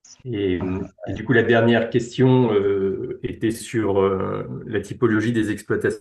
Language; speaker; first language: French; native; French